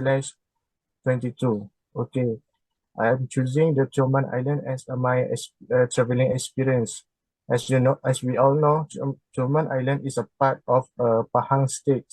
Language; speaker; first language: English; non-native, learner; Malay